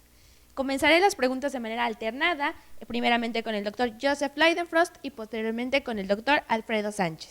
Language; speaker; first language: Spanish; native; Spanish